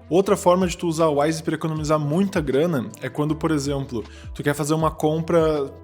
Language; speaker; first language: Portuguese; native; Portuguese